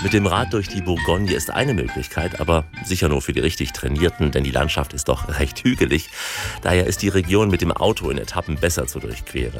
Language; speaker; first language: German; native; German